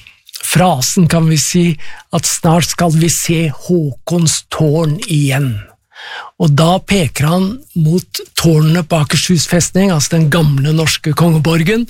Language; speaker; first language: Norwegian; native; Norwegian